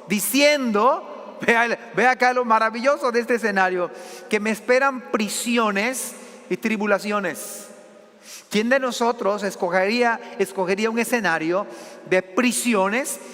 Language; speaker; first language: Spanish; native; Spanish